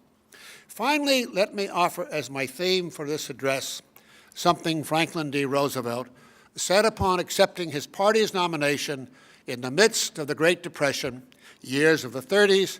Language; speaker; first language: English; native; English